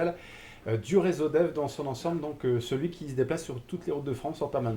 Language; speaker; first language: French; native; French